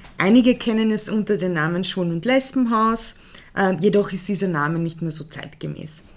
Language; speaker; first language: German; early bilingual, other home language; Croatian